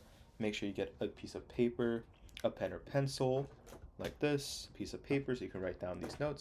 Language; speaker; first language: English; native; English